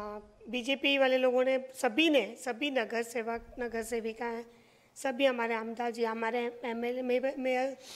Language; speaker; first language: Hindi; non-native, local second language; Marathi